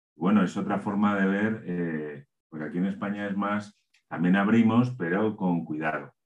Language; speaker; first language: Spanish; native; Spanish